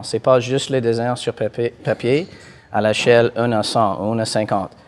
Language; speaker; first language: French; non-native, fluent; English